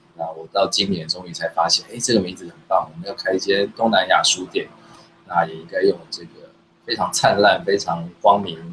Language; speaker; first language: Chinese; native; Chinese